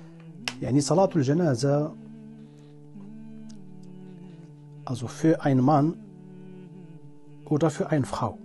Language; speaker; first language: German; non-native, learner; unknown